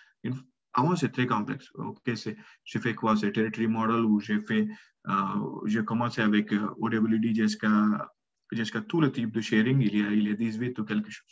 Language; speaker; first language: French; non-native, learner; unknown